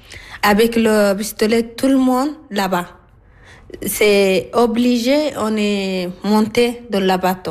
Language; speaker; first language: French; non-native, learner; Arabic